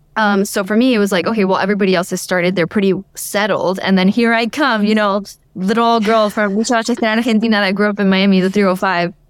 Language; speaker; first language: English; native; English